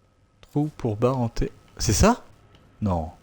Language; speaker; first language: French; native; French